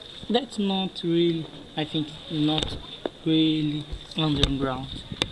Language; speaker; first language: English; non-native, learner; Portuguese